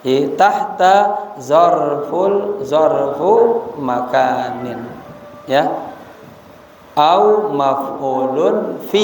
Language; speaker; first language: Arabic; non-native, fluent; Indonesian